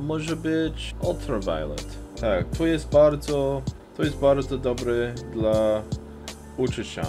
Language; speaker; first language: Polish; non-native, learner; English